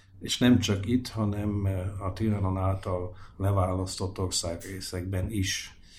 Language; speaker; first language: Hungarian; native; Hungarian